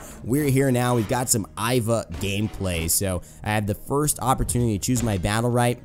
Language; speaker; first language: English; native; English